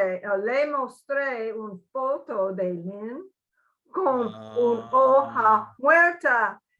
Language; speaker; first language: Spanish; non-native, learner; English